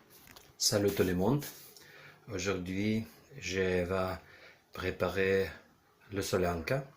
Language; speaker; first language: French; non-native, learner; Ukrainian